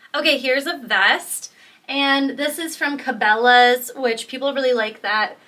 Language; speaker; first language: English; native; English